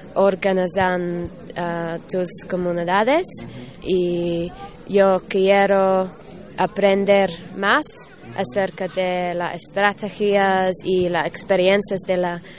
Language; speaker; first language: Spanish; non-native, learner; English